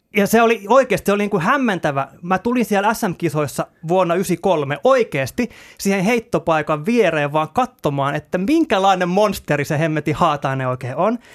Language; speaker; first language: Finnish; native; Finnish